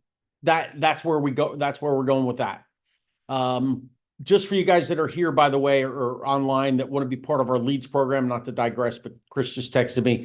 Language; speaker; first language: English; native; English